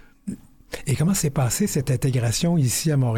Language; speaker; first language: French; native; French